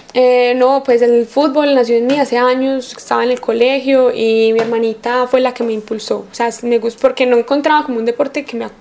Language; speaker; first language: Spanish; native; Spanish